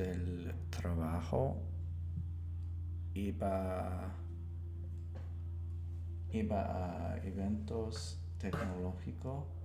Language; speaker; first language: Spanish; non-native, learner; English